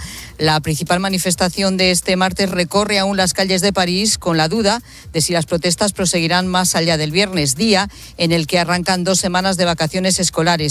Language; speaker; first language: Spanish; native; Spanish